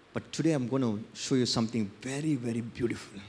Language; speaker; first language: English; non-native, local second language; Tamil